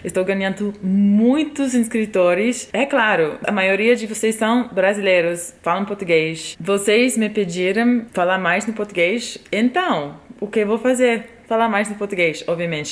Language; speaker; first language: Portuguese; non-native, fluent; English